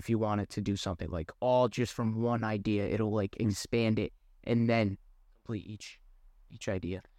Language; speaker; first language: English; native; English